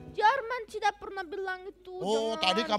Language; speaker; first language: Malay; non-native, learner; German